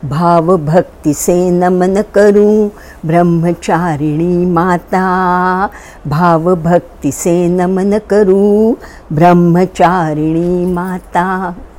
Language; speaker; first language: Hindi; non-native, local second language; Marathi